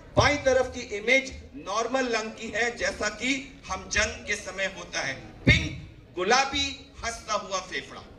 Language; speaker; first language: Hindi; native; Hindi